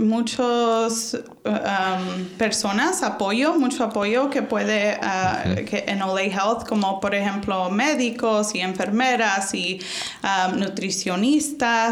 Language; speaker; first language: Spanish; early bilingual, heritage; Spanish